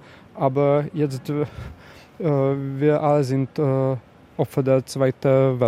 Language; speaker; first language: German; non-native, learner; Czech